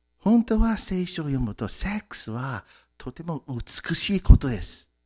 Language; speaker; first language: Japanese; non-native, fluent; English